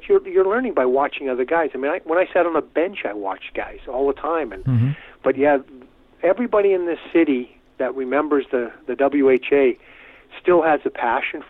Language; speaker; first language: English; native; English